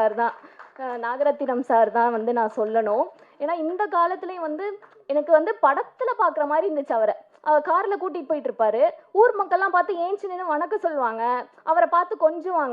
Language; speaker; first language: Tamil; native; Tamil